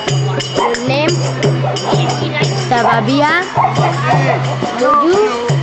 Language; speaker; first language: English; non-native, learner; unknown